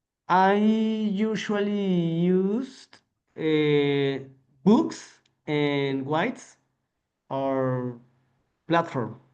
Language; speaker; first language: English; non-native, learner; Spanish